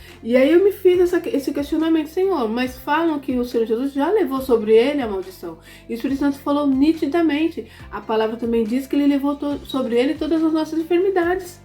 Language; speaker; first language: Portuguese; native; Portuguese